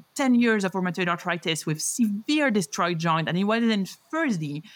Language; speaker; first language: English; non-native, fluent; French